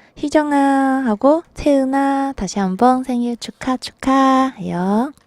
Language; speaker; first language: Korean; non-native, fluent; Chinese